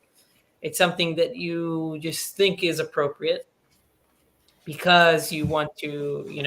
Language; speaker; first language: English; native; English